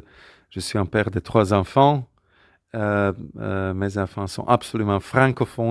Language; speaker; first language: French; non-native, fluent; Slovak